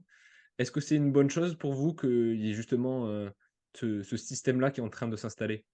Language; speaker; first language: French; native; French